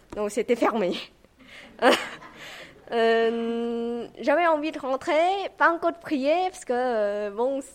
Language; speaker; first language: French; non-native, fluent; Vietnamese